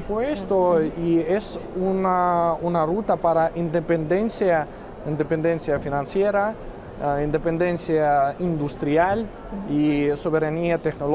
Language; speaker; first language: Spanish; non-native, fluent; Russian